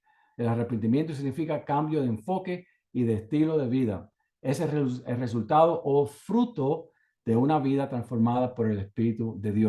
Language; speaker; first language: Spanish; native; Spanish